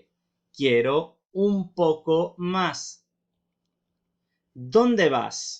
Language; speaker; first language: Spanish; non-native, fluent; Urdu